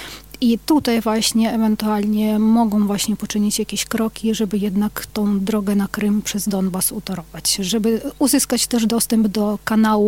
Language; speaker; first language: Polish; non-native, fluent; Ukrainian